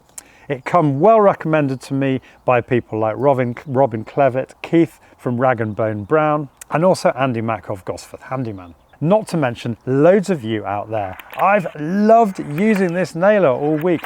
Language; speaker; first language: English; native; English